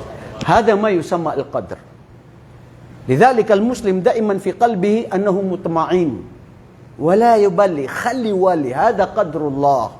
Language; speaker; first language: Arabic; non-native, fluent; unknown